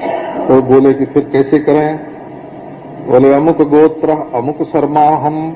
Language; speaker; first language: Hindi; native; Hindi